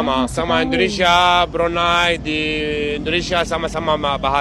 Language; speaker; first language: Indonesian; non-native, learner; Arabic